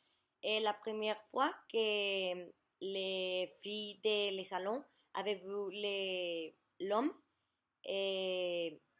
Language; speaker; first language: French; non-native, learner; Spanish